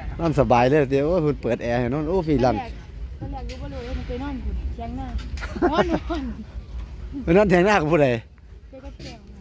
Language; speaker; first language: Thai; non-native, local second language; Northeastern Thai